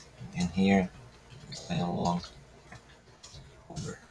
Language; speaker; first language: English; non-native, fluent; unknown